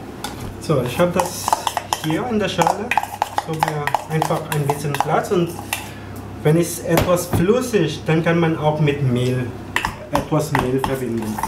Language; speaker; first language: German; non-native, learner; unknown